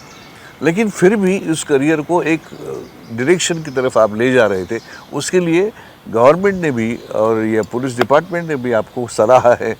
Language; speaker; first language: Hindi; non-native, local second language; Marathi